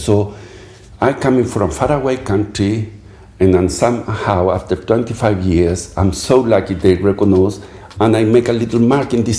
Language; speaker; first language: English; non-native, fluent; Spanish